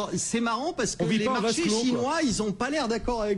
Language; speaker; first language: French; native; French